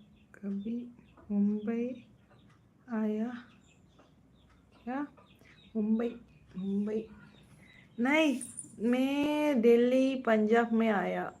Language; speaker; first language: Hindi; non-native, local second language; Tamil